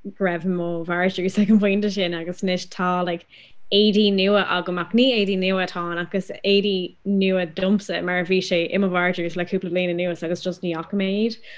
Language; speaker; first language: Irish; non-native, local second language; English